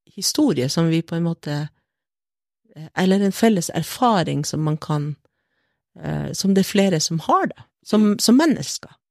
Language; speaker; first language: Norwegian; native; Norwegian